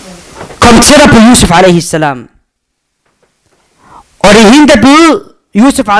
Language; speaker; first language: Danish; non-native, fluent; Arabic